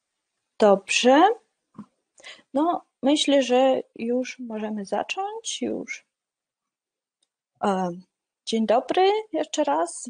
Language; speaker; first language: Polish; non-native, fluent; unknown